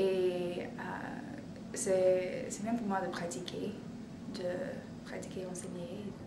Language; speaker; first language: French; non-native, fluent; English